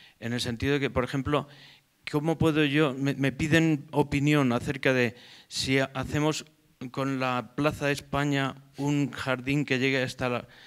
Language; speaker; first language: Spanish; native; Spanish